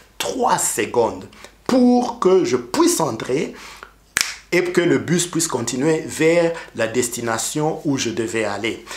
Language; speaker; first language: French; non-native, local second language; Kinyarwanda